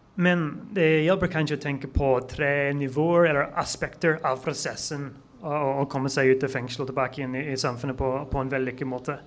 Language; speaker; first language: Norwegian; non-native, fluent; English